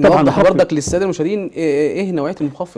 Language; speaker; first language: Arabic; native; Arabic